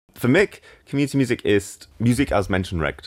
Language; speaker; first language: German; non-native, fluent; English